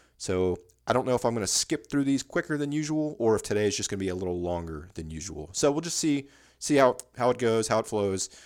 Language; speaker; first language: English; native; English